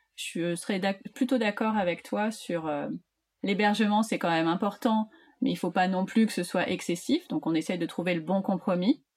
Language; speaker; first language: French; native; French